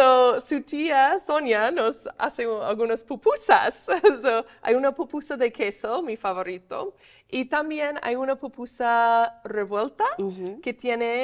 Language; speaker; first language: Spanish; non-native, fluent; English